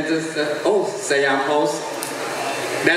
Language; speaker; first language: English; non-native, fluent; Thai